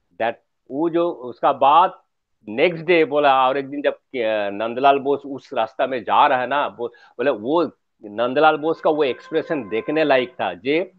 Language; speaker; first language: Hindi; non-native, local second language; Bangla